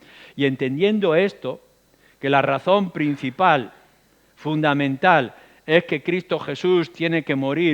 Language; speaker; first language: Spanish; native; Spanish